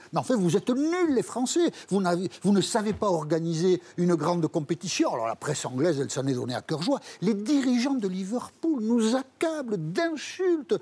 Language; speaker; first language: French; native; French